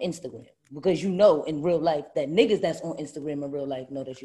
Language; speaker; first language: English; native; English